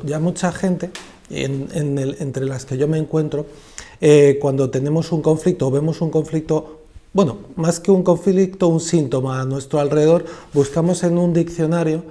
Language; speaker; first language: Spanish; native; Spanish